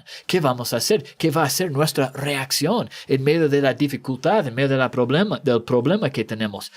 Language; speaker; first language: Spanish; non-native, fluent; English